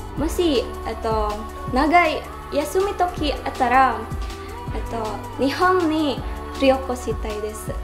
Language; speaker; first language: Japanese; non-native, learner; Indonesian